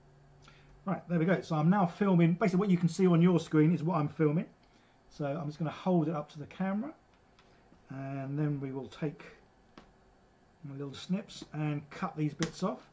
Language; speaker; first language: English; native; English